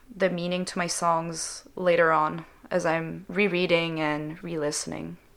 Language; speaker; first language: English; non-native, fluent; French